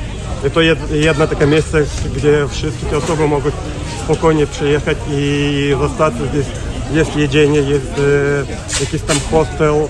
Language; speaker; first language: Polish; non-native, learner; Ukrainian